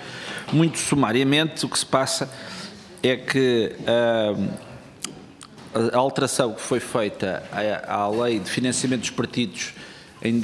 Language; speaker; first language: Portuguese; native; Portuguese